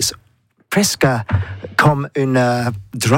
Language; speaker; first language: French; non-native, learner; English